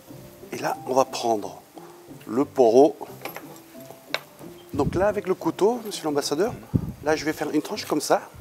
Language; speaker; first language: French; native; French